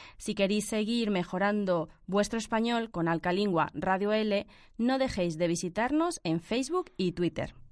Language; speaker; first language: Spanish; native; Spanish